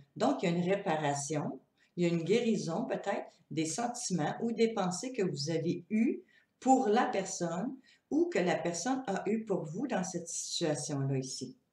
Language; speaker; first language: French; native; French